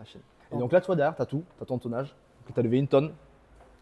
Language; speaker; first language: French; native; French